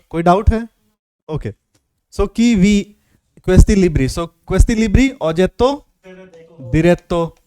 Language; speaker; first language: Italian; non-native, fluent; Hindi